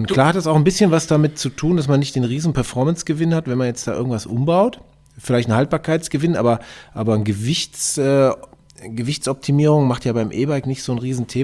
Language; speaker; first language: German; native; German